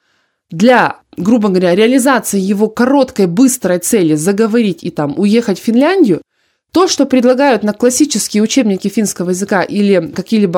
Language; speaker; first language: Russian; native; Russian